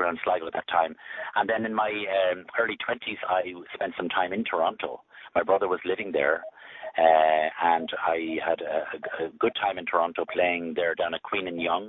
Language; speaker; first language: English; native; English